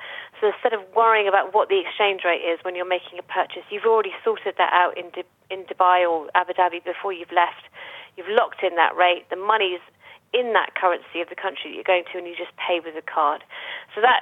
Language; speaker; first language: English; native; English